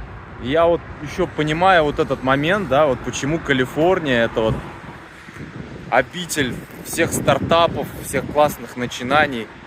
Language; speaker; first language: Russian; native; Russian